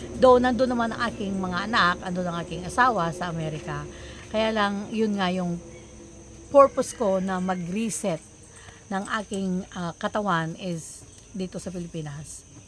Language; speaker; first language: Filipino; non-native, local second language; Iloko